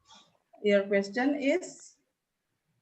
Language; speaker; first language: English; non-native, learner; Indonesian